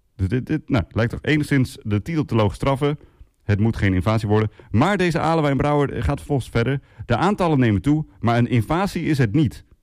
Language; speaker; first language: Dutch; native; Dutch